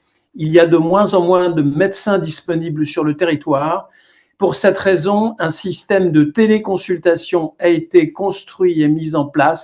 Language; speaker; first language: French; native; French